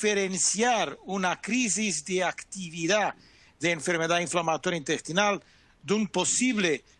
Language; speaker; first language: Spanish; non-native, fluent; Portuguese